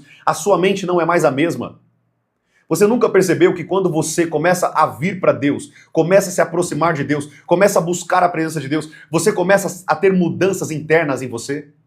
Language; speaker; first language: Portuguese; native; Portuguese